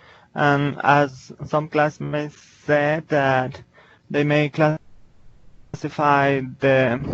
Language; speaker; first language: English; non-native, learner; Spanish